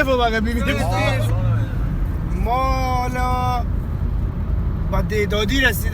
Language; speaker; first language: Persian; native; Persian